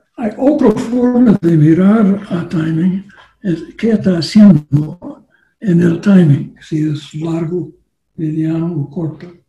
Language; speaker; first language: Spanish; non-native, learner; English